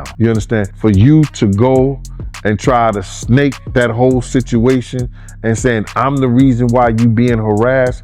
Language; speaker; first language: English; native; English